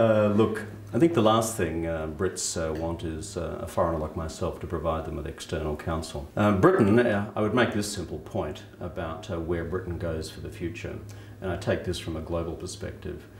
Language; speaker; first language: English; native; English